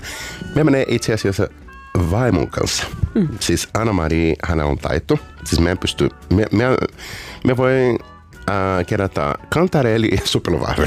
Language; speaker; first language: Finnish; non-native, fluent; Portuguese